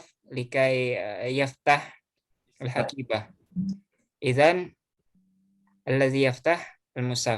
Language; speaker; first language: Arabic; non-native, fluent; Indonesian